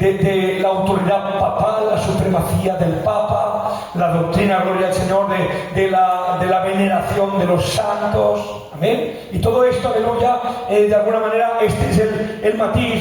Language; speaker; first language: Spanish; native; Spanish